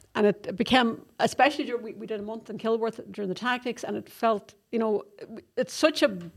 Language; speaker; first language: English; native; English